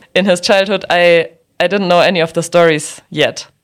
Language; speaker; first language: English; non-native, fluent; German